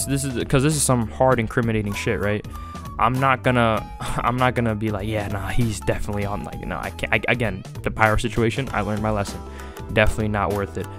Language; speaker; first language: English; native; English